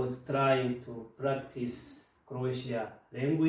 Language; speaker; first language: English; non-native, local second language; Rundi